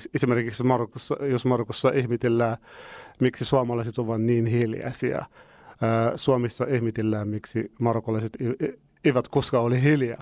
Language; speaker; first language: Finnish; non-native, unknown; Arabic